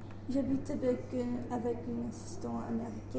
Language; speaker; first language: French; non-native, learner; English